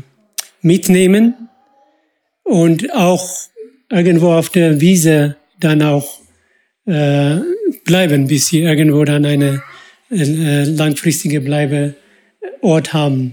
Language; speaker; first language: German; non-native, fluent; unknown